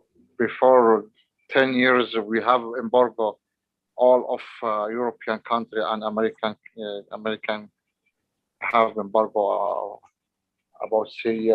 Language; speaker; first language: English; non-native, learner; Arabic